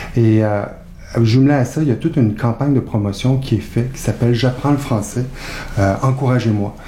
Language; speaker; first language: French; native; French